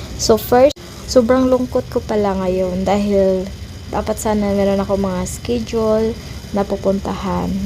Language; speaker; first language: Filipino; non-native, local second language; Cebuano